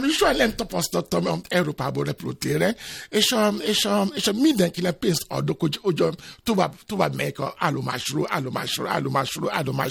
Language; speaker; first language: Hungarian; non-native, fluent; Yoruba